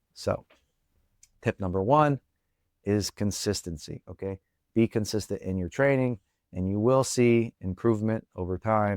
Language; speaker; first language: English; native; English